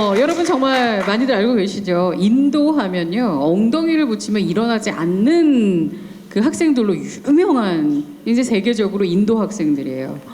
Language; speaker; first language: Korean; native; Korean